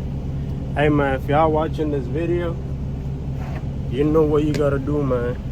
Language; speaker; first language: English; native; English